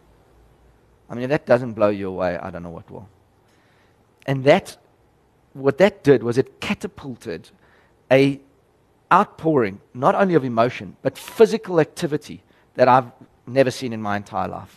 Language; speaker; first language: English; native; English